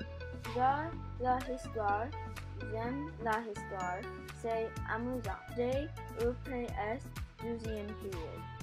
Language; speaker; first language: French; non-native, learner; English